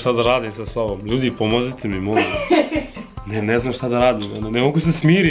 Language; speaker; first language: Bosnian; native; Bosnian